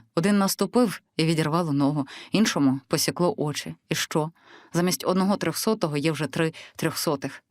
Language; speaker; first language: Ukrainian; early bilingual, other home language; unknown